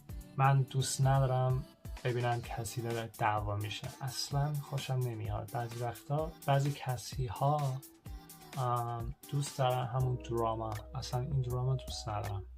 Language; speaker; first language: Persian; early bilingual, heritage; Persian